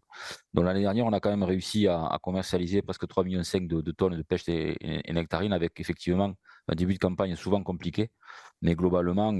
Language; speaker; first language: French; native; French